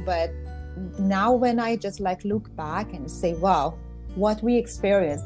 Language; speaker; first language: English; non-native, fluent; Persian